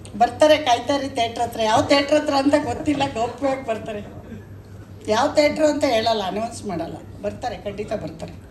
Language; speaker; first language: Kannada; native; Kannada